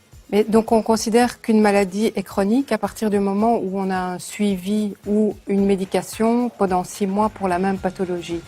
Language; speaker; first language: French; native; French